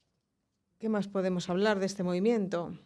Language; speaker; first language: Spanish; native; Spanish